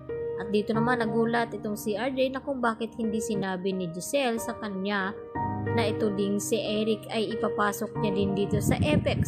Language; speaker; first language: Filipino; native; Filipino